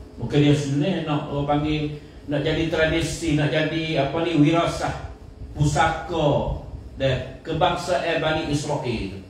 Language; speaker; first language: Malay; native; Malay